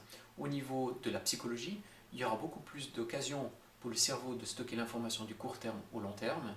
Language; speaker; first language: French; native; French